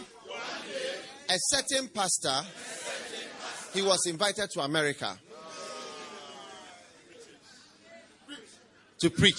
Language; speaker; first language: English; non-native, local second language; Akan